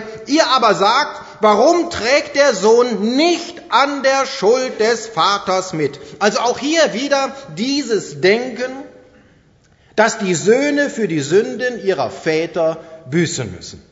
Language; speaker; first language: German; native; German